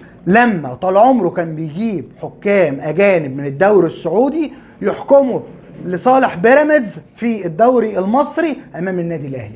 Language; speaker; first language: Arabic; native; Arabic